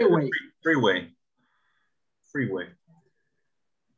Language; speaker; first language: English; non-native, fluent; Spanish